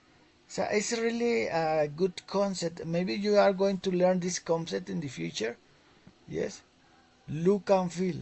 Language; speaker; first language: English; non-native, fluent; Spanish